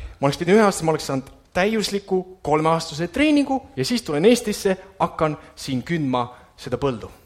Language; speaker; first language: Estonian; native; Estonian